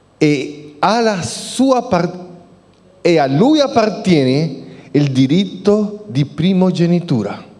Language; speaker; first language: Italian; non-native, fluent; Spanish